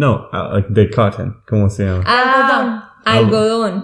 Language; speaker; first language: Spanish; non-native, learner; English